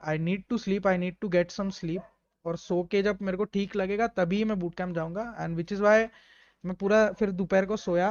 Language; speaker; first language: Hindi; native; Hindi